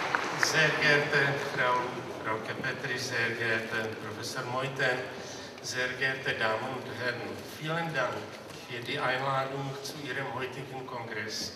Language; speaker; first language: German; non-native, fluent; Czech